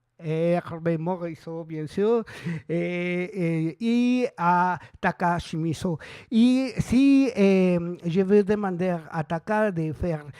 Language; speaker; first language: French; non-native, learner; Spanish